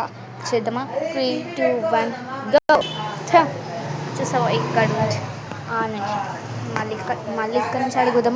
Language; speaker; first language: Telugu; native; Telugu